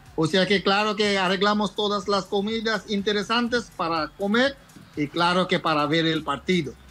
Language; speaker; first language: Spanish; non-native, learner; Bangla